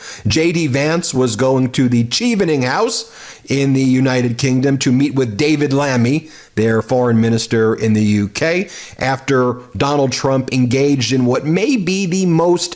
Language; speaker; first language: English; native; English